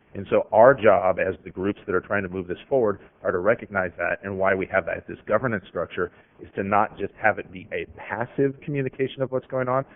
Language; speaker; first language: English; native; English